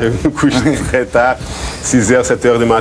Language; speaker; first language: French; non-native, fluent; Portuguese